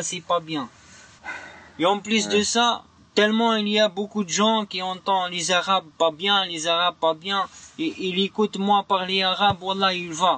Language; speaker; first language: French; non-native, learner; Arabic